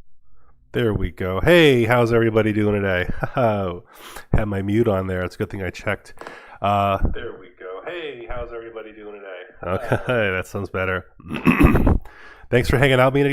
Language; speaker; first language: English; native; English